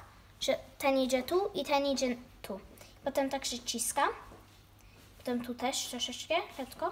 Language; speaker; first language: Polish; early bilingual, heritage; Polish